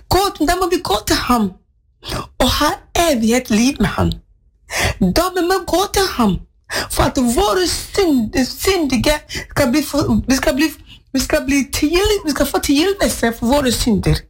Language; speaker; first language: Swedish; non-native, learner; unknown